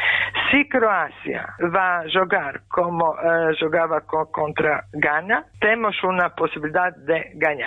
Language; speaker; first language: Portuguese; non-native, fluent; Croatian